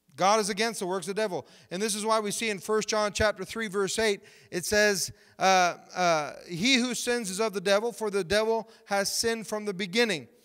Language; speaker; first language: English; native; English